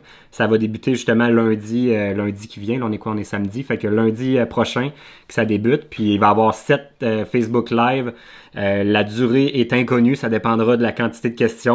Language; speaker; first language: French; native; French